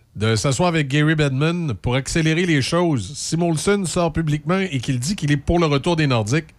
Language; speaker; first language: French; native; French